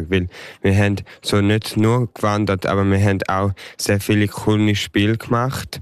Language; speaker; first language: German; early bilingual, heritage; English